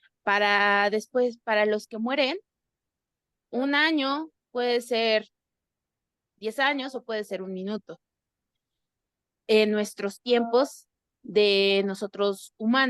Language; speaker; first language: Spanish; native; Spanish